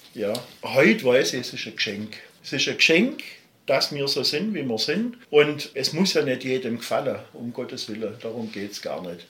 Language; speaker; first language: German; native; German